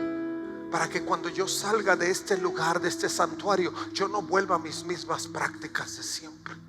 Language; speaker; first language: Spanish; native; Spanish